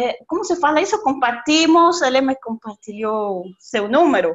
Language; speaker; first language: Portuguese; non-native, learner; Spanish